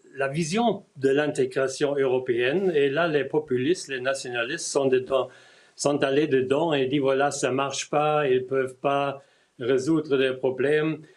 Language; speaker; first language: French; non-native, fluent; German